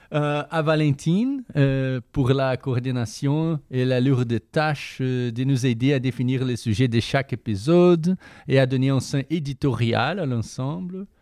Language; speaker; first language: French; non-native, fluent; Portuguese